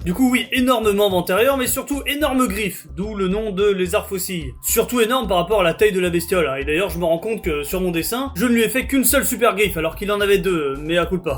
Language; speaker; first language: French; native; French